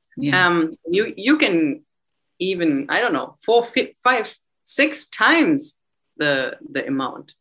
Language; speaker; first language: English; non-native, fluent; German